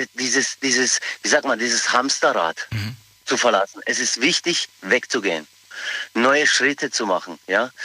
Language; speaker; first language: German; native; German